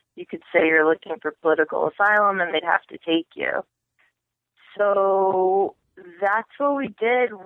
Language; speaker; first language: English; native; English